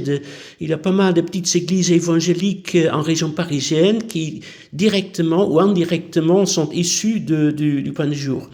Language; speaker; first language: French; non-native, fluent; Dutch